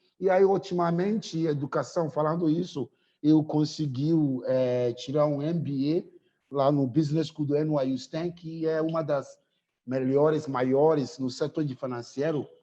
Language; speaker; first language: Portuguese; non-native, fluent; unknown